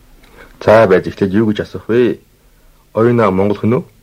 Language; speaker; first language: Mongolian; native; Mongolian